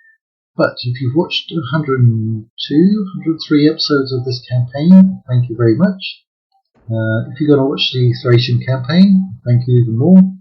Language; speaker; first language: English; native; English